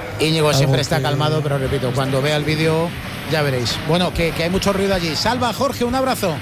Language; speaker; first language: Spanish; native; Spanish